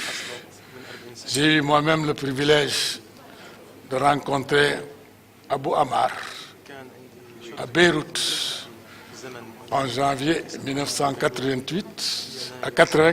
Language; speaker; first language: French; non-native, local second language; Wolof